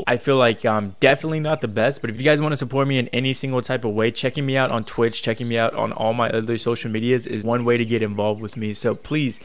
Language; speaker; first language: English; native; English